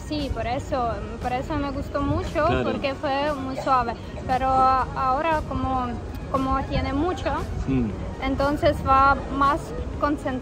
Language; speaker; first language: Spanish; non-native, learner; Ukrainian